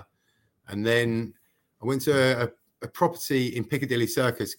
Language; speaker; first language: English; native; English